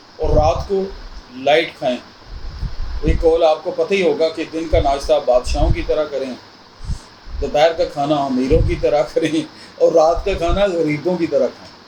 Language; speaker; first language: Urdu; non-native, local second language; Punjabi